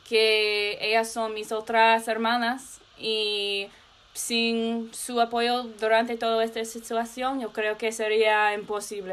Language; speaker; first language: Spanish; non-native, learner; English